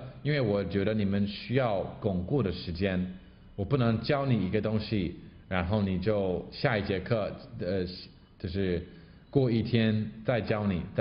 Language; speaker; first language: Chinese; non-native, fluent; English